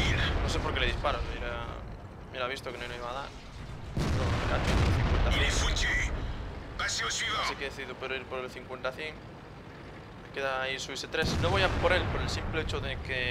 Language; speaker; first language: Spanish; native; Spanish